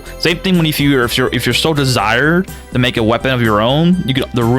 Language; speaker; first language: English; native; English